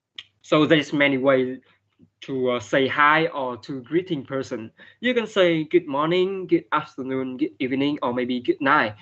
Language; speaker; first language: English; non-native, fluent; Vietnamese